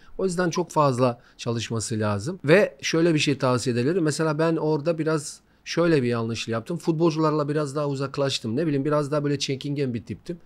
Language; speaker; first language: Turkish; non-native, fluent; Bosnian